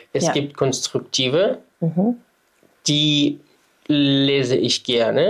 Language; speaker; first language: German; non-native, fluent; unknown